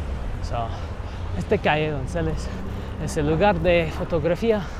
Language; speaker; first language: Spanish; non-native, learner; English